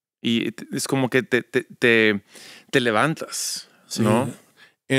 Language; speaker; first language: Spanish; early bilingual, other home language; English